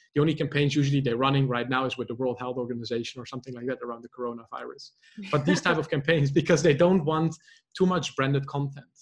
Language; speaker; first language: English; non-native, fluent; Dutch